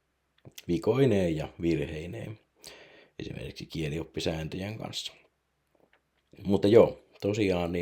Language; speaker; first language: Finnish; native; Finnish